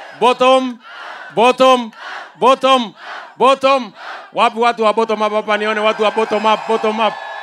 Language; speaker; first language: Swahili; non-native, local second language; Kalenjin